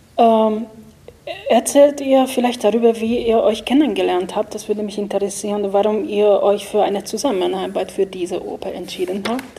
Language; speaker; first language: German; non-native, fluent; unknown